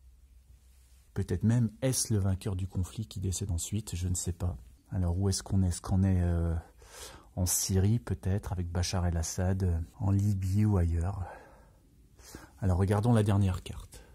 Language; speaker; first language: French; native; French